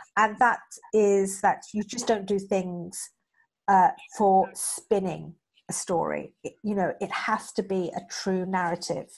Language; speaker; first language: English; native; English